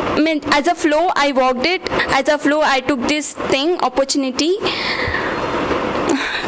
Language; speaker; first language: English; non-native, local second language; Kannada